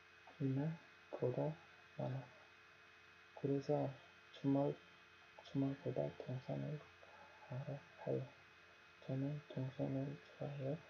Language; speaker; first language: Korean; non-native, learner; Nepali